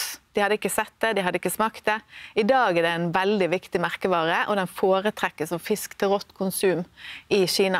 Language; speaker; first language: Norwegian; native; Norwegian